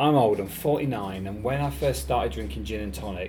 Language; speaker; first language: English; native; English